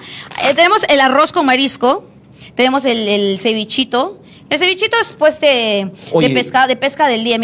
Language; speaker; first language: Spanish; native; Spanish